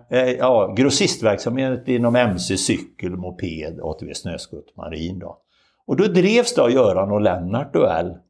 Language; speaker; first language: Swedish; native; Swedish